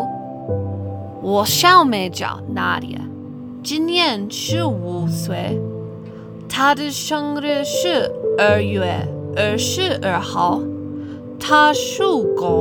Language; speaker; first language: Chinese; non-native, learner; English